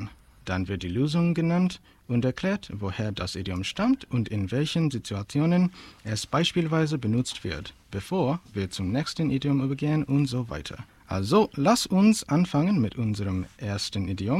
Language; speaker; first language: German; non-native, learner; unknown